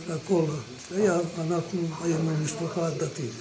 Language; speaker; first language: Hebrew; non-native, fluent; Romanian